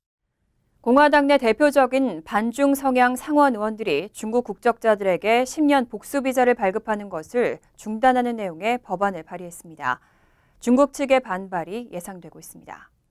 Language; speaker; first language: Korean; native; Korean